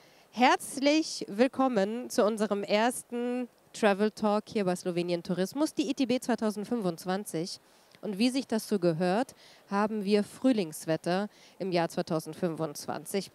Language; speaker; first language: German; native; German